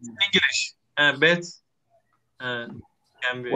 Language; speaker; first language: English; non-native, learner; Turkish